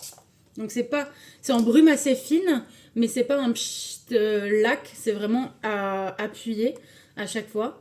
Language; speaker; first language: French; native; French